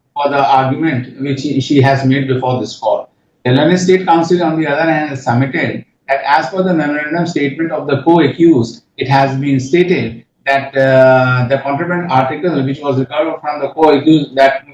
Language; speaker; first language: English; non-native, local second language; Hindi